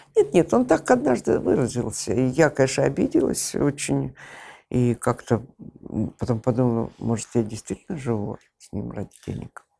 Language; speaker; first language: Russian; native; Russian